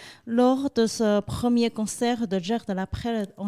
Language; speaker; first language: French; non-native, fluent; Chinese